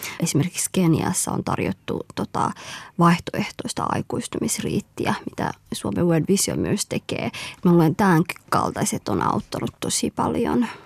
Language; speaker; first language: Finnish; early bilingual, other home language; Somali